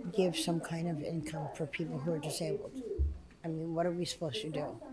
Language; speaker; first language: English; native; English